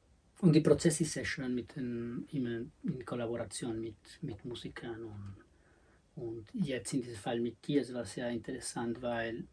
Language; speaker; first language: German; non-native, learner; Spanish